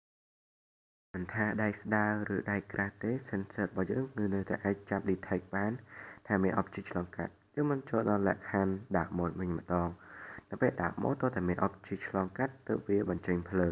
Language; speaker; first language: Khmer; native; Khmer